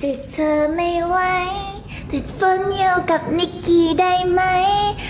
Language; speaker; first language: English; non-native, learner; Thai